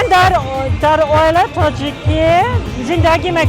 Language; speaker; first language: Persian; non-native, learner; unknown